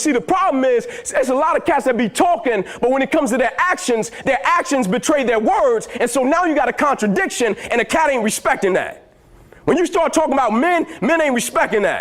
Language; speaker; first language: English; native; English